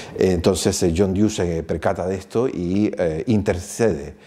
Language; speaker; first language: Spanish; native; Spanish